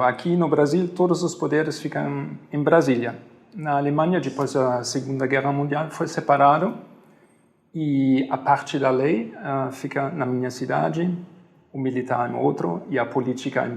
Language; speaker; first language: Portuguese; non-native, fluent; German